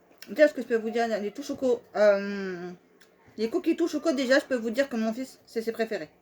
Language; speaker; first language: French; native; French